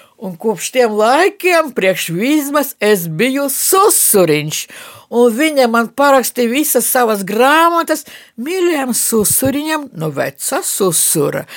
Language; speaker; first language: Latvian; non-native, local second language; Russian